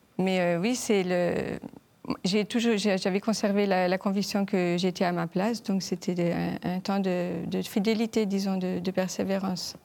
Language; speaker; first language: French; native; French